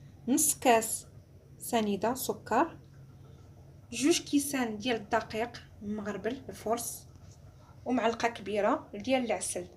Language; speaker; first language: Arabic; native; Arabic